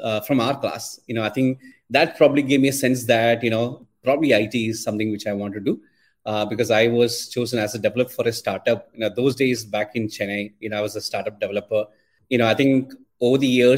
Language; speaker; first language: English; non-native, local second language; Malayalam